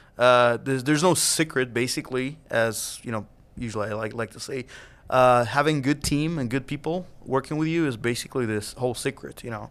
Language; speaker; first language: English; non-native, fluent; Russian